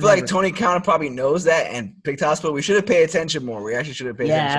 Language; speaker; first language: English; native; English